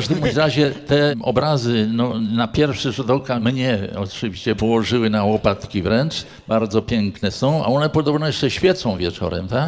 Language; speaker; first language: Polish; native; Polish